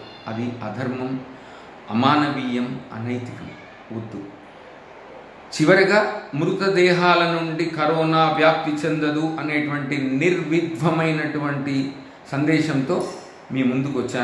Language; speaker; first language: Telugu; native; Telugu